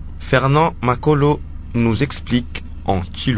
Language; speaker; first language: French; non-native, local second language; Lingala